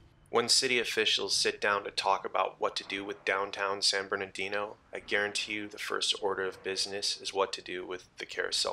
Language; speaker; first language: English; native; English